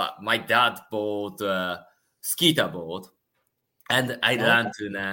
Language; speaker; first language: English; non-native, learner; Japanese